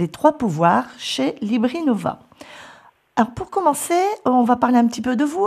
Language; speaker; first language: French; native; French